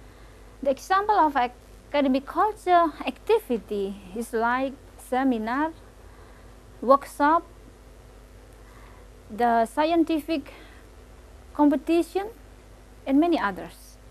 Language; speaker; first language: English; non-native, local second language; Indonesian